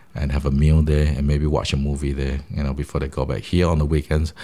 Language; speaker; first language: English; non-native, local second language; Min Nan Chinese